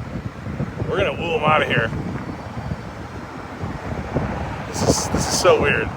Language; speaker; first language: English; native; English